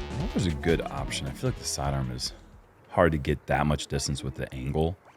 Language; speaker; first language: English; native; English